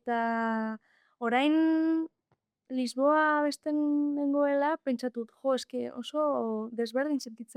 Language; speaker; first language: Basque; non-native, local second language; Spanish